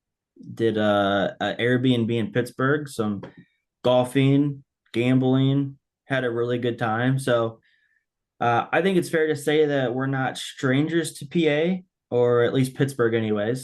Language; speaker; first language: English; native; English